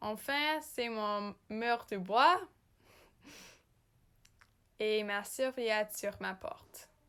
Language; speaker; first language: French; non-native, learner; English